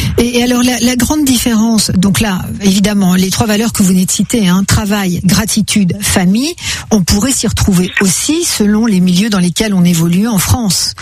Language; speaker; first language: French; native; French